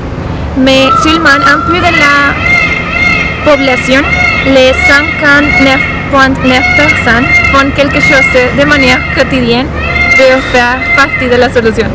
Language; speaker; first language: French; non-native, learner; Spanish